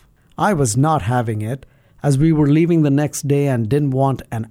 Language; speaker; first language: English; non-native, local second language; Malayalam